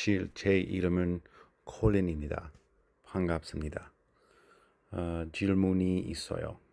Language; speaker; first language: Korean; non-native, learner; English